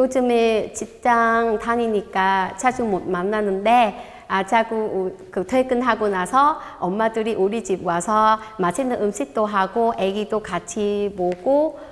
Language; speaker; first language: Korean; non-native, learner; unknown